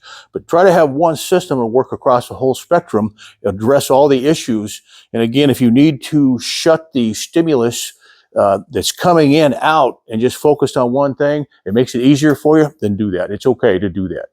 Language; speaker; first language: English; native; English